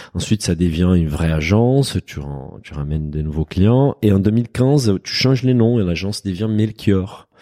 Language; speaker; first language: French; non-native, fluent; Portuguese